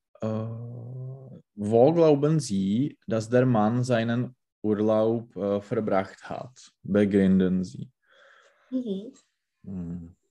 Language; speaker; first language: German; non-native, learner; Czech